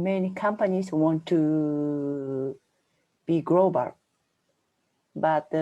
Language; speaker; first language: English; non-native, fluent; Japanese